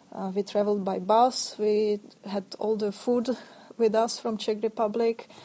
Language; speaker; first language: English; non-native, fluent; Czech